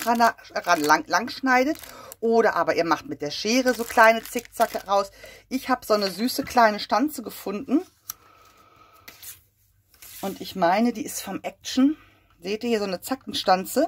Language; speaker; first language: German; native; German